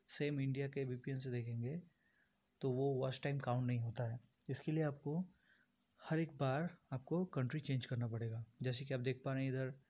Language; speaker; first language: Hindi; non-native, local second language; Bangla